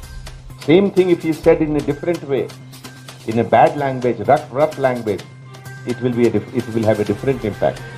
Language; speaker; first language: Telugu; non-native, fluent; Hindi